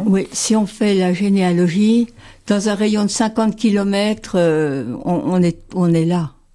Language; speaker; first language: French; native; French